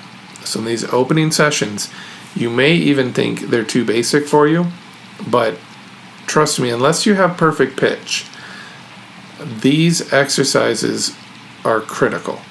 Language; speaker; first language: English; native; English